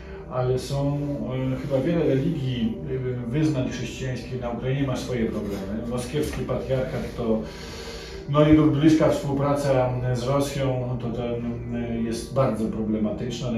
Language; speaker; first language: Polish; native; Polish